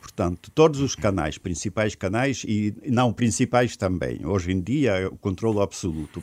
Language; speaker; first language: Portuguese; non-native, fluent; Ukrainian